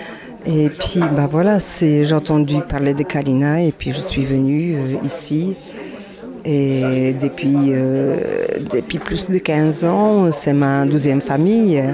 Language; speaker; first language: French; non-native, learner; Polish